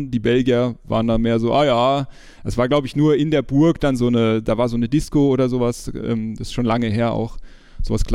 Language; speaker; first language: German; native; German